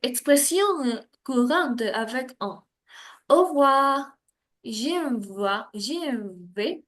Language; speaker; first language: French; non-native, learner; Spanish